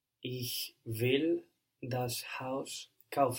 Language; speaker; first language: German; non-native, learner; English